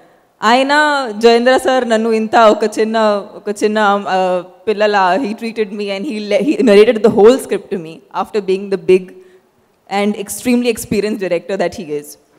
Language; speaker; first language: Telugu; non-native, fluent; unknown